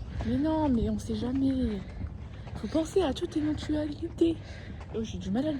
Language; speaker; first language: French; native; French